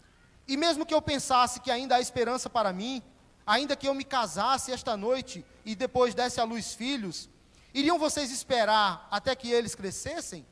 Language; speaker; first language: Portuguese; native; Portuguese